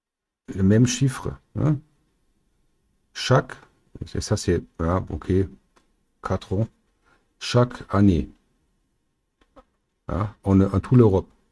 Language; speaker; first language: French; non-native, learner; German